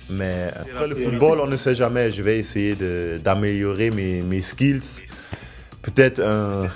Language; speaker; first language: French; non-native, fluent; German